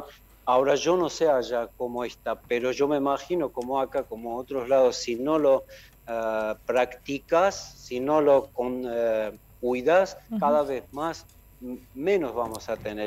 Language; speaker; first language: Spanish; non-native, fluent; Armenian